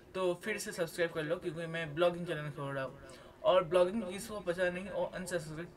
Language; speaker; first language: Hindi; non-native, local second language; Bangla